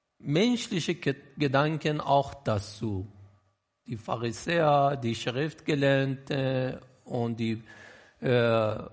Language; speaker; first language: German; non-native, learner; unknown